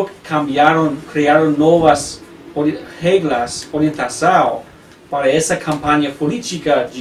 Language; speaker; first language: Portuguese; non-native, learner; English